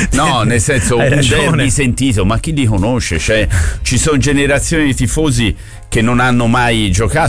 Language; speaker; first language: Italian; native; Italian